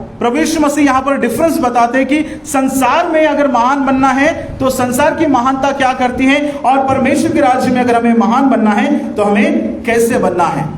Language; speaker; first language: Hindi; non-native, local second language; Marathi